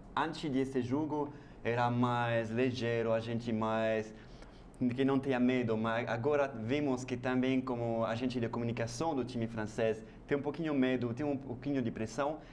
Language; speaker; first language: Portuguese; non-native, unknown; French